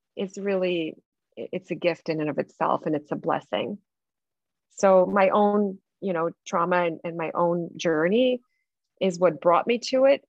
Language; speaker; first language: English; non-native, fluent; Russian